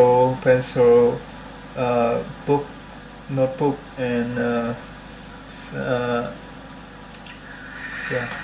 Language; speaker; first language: English; non-native, learner; Vietnamese